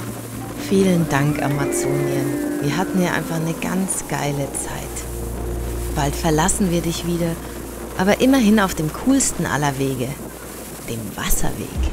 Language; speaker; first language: German; native; German